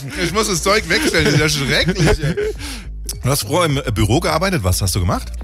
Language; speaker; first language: German; native; German